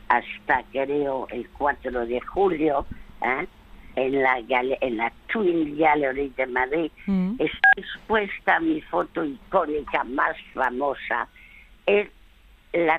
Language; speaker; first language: Spanish; early bilingual, other home language; French